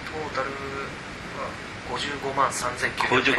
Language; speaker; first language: Japanese; native; Japanese